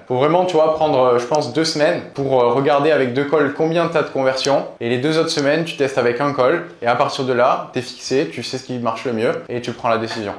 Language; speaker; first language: French; native; French